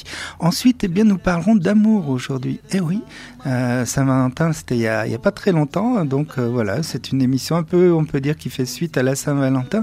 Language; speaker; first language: French; native; French